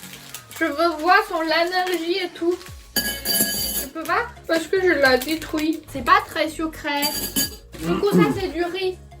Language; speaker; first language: French; non-native, learner; Chinese